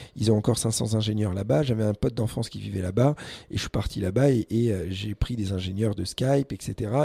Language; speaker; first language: French; early bilingual, other home language; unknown